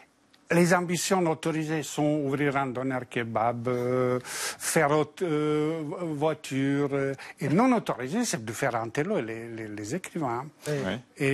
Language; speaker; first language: French; non-native, fluent; Bosnian